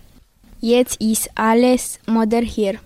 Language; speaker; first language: German; non-native, learner; Romanian